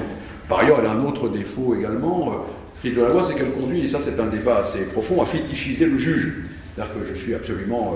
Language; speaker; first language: French; native; French